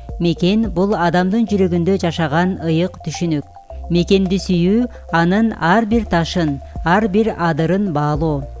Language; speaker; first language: Kyrgyz; native; Kyrgyz